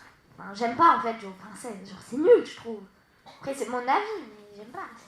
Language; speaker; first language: French; native; French